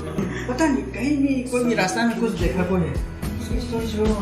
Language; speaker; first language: Hindi; non-native, local second language; Assamese